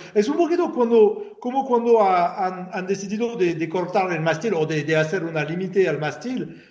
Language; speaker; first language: Spanish; non-native, fluent; French